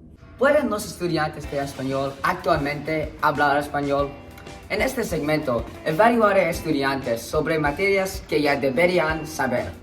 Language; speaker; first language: Spanish; non-native, learner; English